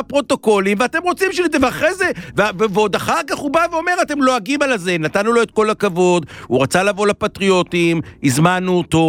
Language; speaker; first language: Hebrew; native; Hebrew